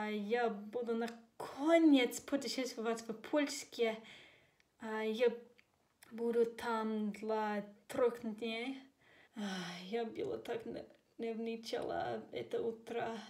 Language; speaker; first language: Russian; non-native, learner; English